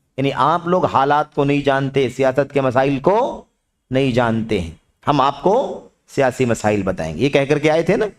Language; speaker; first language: Urdu; native; Urdu